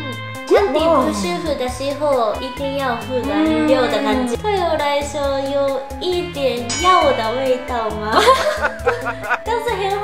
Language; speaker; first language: Chinese; non-native, learner; Japanese